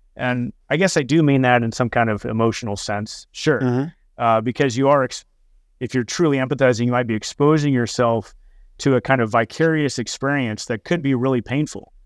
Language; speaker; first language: English; native; English